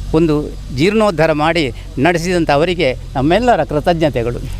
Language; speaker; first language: Kannada; native; Kannada